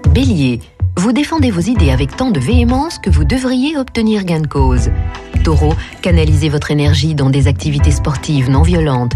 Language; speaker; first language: French; native; French